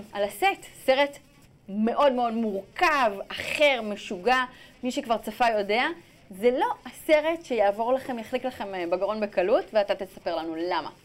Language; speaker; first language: Hebrew; native; Hebrew